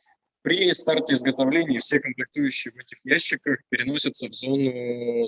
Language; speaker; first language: Russian; native; Russian